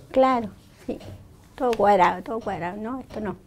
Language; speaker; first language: Spanish; native; Spanish